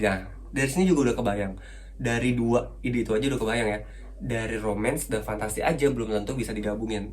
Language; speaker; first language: Indonesian; native; Indonesian